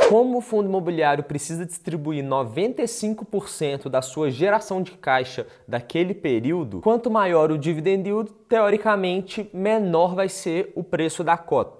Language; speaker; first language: Portuguese; native; Portuguese